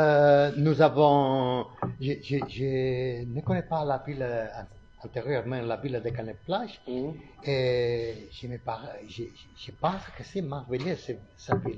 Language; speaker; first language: French; non-native, learner; Catalan